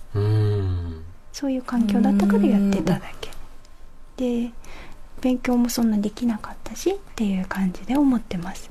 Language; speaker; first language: Japanese; native; Japanese